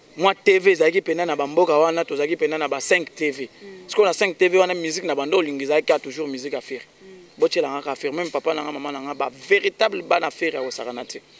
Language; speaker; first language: Lingala; native; Lingala